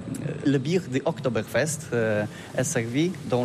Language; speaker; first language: French; non-native, learner; Polish